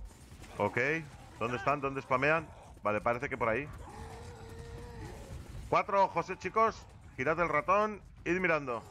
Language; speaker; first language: Spanish; native; Spanish